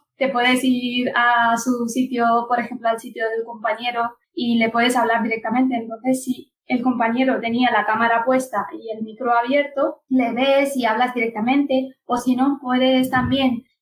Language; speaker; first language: Spanish; non-native, fluent; Punjabi